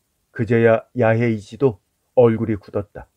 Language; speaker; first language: Korean; native; Korean